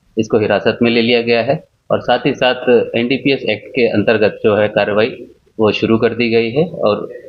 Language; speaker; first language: Hindi; non-native, local second language; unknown